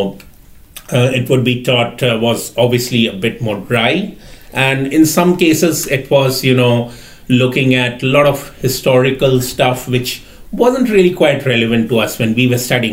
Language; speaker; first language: English; non-native, local second language; Bangla